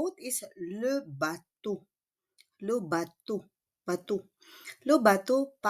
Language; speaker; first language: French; non-native, fluent; Filipino